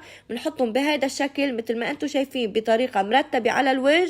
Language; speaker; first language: Arabic; native; Arabic